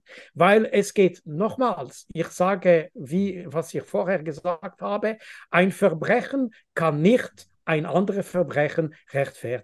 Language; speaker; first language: German; non-native, fluent; French